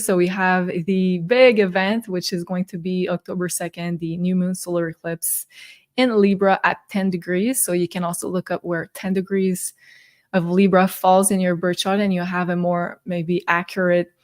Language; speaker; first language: English; non-native, fluent; French